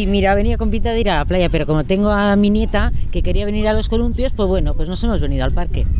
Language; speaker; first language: Spanish; native; Spanish